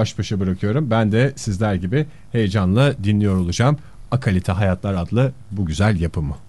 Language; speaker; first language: Turkish; native; Turkish